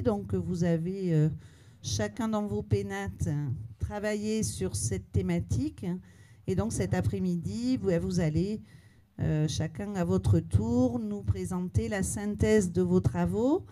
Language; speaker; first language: French; native; French